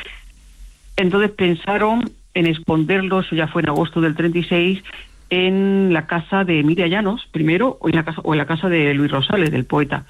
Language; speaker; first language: Spanish; native; Spanish